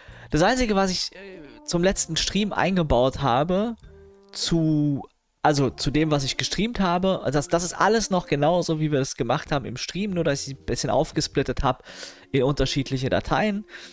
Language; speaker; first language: German; native; German